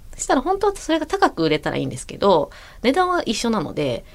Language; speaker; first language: Japanese; native; Japanese